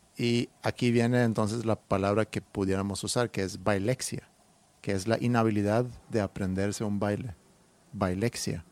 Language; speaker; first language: Spanish; non-native, fluent; Swedish